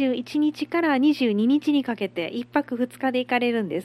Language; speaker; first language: Japanese; native; Japanese